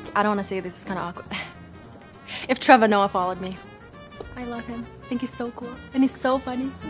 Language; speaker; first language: English; non-native, local second language; Swahili